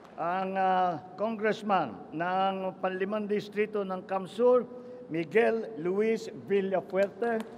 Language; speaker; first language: Filipino; native; Filipino